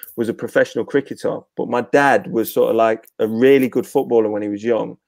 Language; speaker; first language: English; native; English